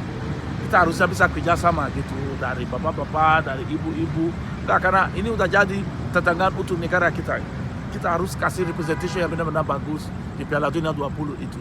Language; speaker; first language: Indonesian; non-native, fluent; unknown